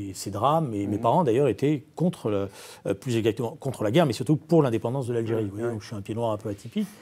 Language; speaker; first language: French; native; French